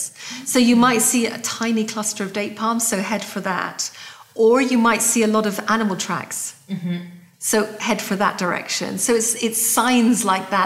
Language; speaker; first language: English; native; English